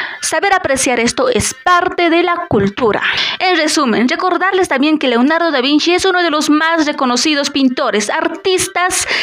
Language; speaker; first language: Spanish; native; Spanish